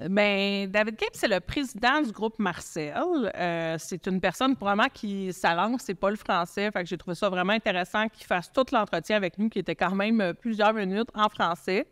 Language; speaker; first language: French; native; French